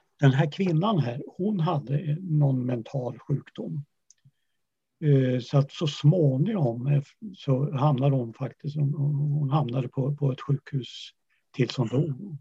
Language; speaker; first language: Swedish; early bilingual, other home language; Yiddish